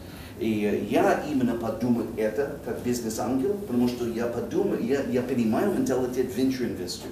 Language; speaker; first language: Russian; non-native, fluent; English